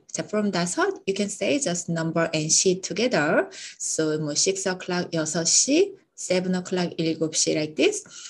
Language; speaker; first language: English; non-native, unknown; Korean